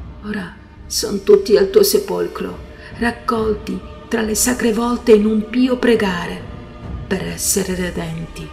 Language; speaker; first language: Italian; native; Italian